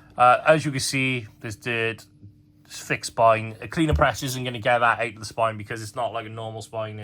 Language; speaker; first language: English; native; English